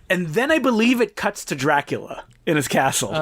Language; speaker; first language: English; native; English